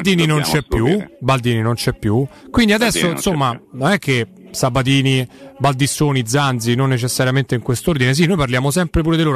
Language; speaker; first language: Italian; native; Italian